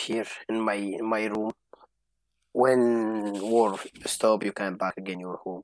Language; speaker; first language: English; non-native, learner; Arabic